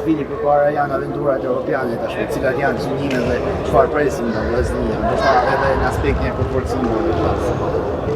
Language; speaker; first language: Albanian; native; Albanian